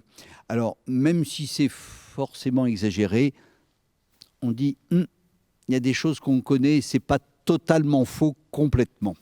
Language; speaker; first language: French; native; French